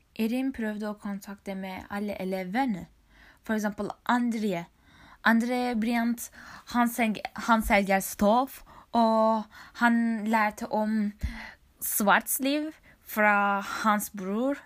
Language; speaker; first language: Norwegian; non-native, learner; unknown